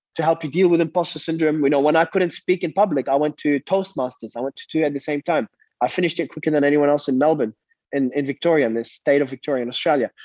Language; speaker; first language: English; early bilingual, other home language; Arabic